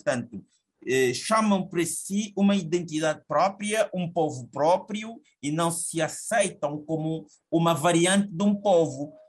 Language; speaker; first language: Portuguese; native; Portuguese